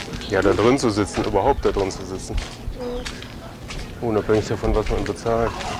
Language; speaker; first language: German; native; German